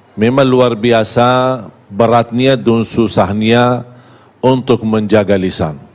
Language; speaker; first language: Malay; non-native, fluent; Arabic